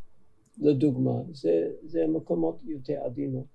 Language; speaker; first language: Hebrew; non-native, fluent; English